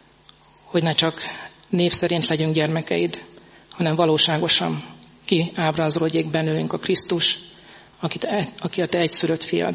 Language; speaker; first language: Hungarian; native; Hungarian